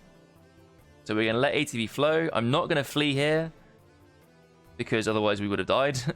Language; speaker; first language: English; native; English